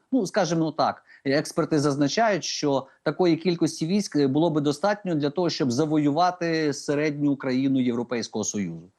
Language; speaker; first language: Ukrainian; native; Ukrainian